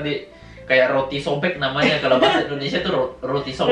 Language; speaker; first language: Indonesian; native; Indonesian